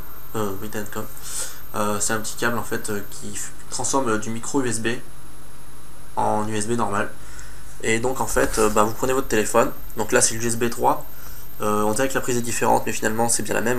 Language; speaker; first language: French; native; French